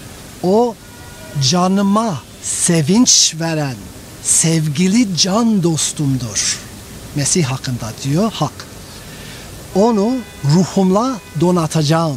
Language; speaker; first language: Turkish; non-native, fluent; English